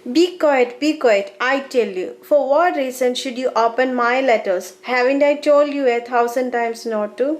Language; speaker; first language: English; non-native, local second language; Malayalam